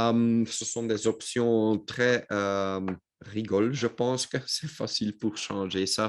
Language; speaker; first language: French; non-native, local second language; Dutch